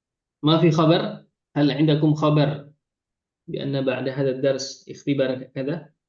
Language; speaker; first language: Arabic; non-native, fluent; Indonesian